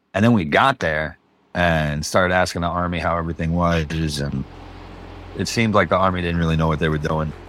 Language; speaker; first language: English; early bilingual, other home language; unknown